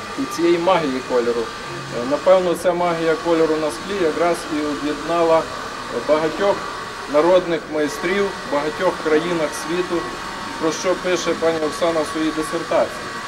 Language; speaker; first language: Ukrainian; native; Ukrainian